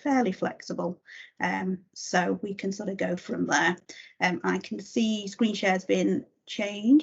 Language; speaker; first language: English; native; English